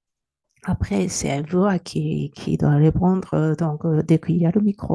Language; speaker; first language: French; non-native, fluent; Japanese